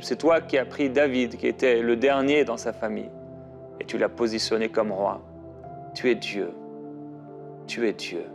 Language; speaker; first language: French; native; French